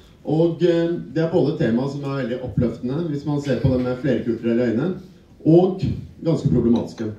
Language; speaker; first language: Norwegian; native; Norwegian